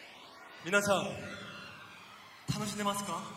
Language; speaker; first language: Japanese; non-native, learner; Korean